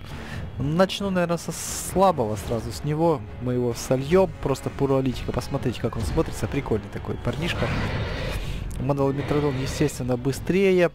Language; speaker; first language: Russian; native; Russian